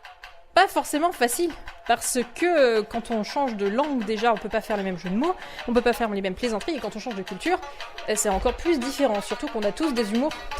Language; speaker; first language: French; native; French